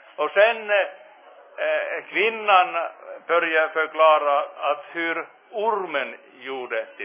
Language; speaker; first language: Swedish; non-native, fluent; Finnish